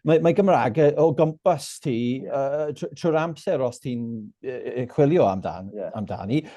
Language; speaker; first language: Welsh; non-native, local second language; English